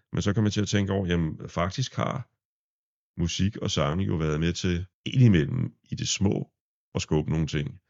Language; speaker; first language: Danish; native; Danish